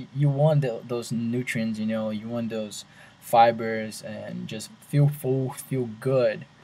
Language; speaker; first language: English; non-native, fluent; Portuguese